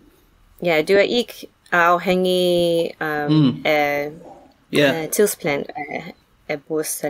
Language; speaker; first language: Danish; non-native, fluent; English